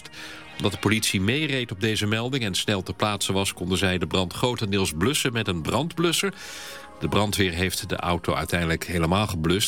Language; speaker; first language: Dutch; native; Dutch